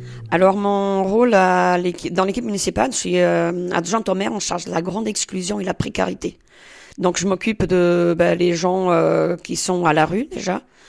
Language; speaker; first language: French; non-native, fluent; Portuguese